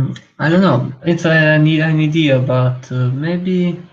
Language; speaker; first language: English; non-native, learner; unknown